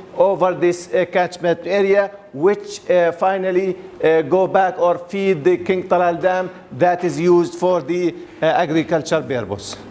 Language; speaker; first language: English; non-native, fluent; Arabic